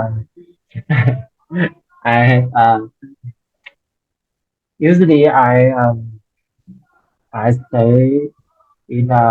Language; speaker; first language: English; non-native, learner; Vietnamese